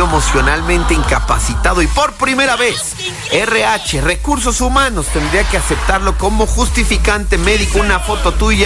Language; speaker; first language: Spanish; native; Spanish